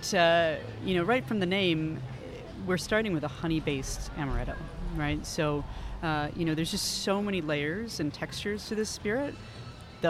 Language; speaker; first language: English; native; English